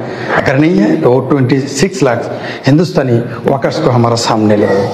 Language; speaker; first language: Hindi; non-native, fluent; Bangla